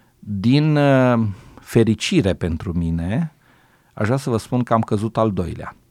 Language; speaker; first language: Romanian; native; Romanian